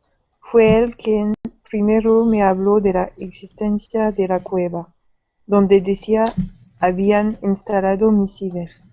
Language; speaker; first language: Spanish; non-native, learner; French